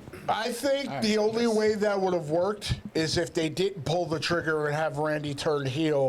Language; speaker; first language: English; native; English